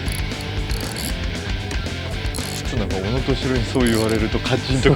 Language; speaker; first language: Japanese; native; Japanese